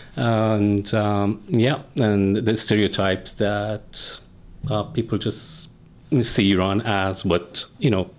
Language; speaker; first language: English; non-native, fluent; Persian